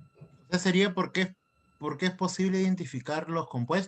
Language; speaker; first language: Spanish; native; Spanish